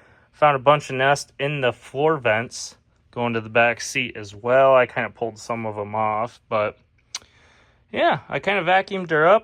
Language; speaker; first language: English; native; English